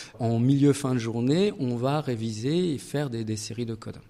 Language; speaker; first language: French; native; French